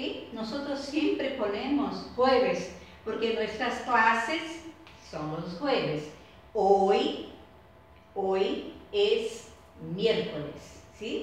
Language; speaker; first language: Spanish; non-native, fluent; Portuguese